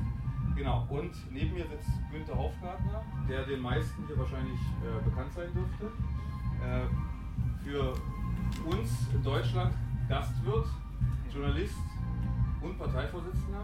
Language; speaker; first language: German; native; German